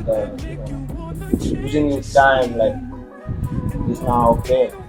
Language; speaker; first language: English; non-native, learner; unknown